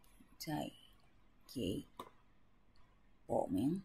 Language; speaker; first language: Cantonese; non-native, learner; Japanese